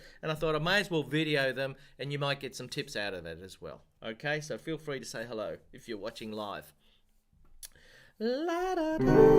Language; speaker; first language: English; native; English